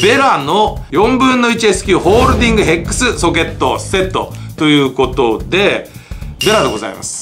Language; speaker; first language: Japanese; native; Japanese